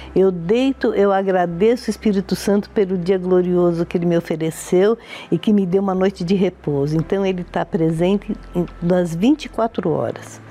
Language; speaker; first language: Portuguese; early bilingual, other home language; Italian